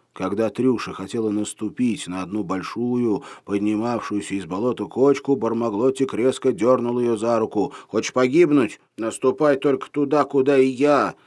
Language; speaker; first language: Russian; native; Russian